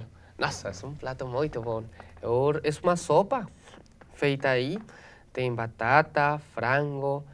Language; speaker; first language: Portuguese; non-native, learner; Spanish